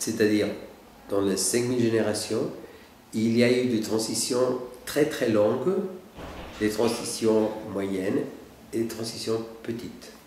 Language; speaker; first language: French; non-native, fluent; Spanish